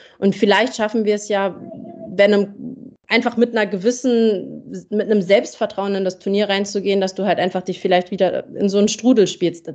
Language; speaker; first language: German; native; German